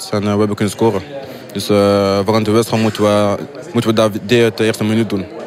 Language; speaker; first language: Dutch; non-native, local second language; French